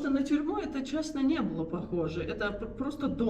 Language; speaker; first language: Russian; native; Russian